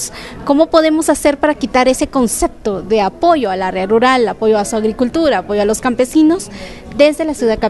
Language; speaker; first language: Spanish; native; Spanish